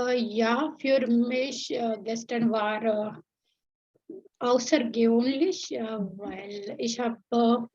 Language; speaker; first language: German; non-native, learner; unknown